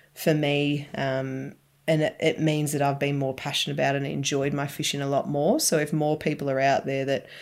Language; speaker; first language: English; native; English